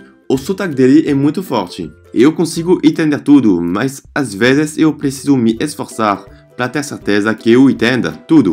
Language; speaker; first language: Portuguese; non-native, fluent; French